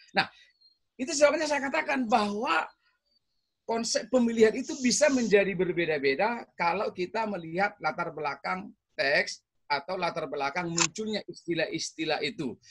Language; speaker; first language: Indonesian; native; Indonesian